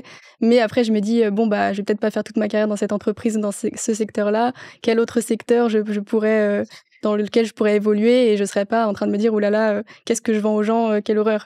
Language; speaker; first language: French; native; French